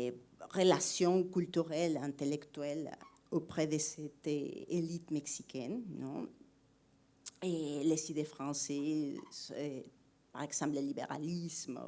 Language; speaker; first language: French; non-native, fluent; Spanish